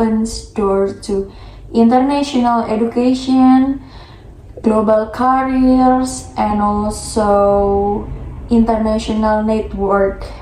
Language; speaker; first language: English; non-native, learner; Indonesian